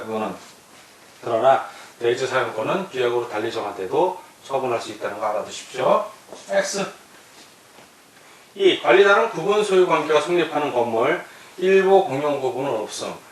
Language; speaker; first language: Korean; native; Korean